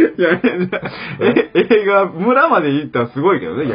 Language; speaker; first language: Japanese; native; Japanese